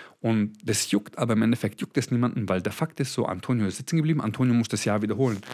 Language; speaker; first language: German; early bilingual, other home language; Croatian